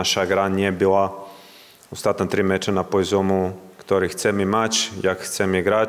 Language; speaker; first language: Polish; non-native, learner; Croatian